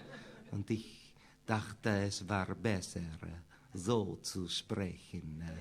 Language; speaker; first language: German; non-native, learner; English